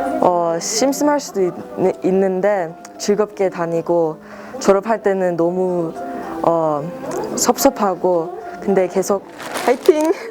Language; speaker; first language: Korean; early bilingual, heritage; Korean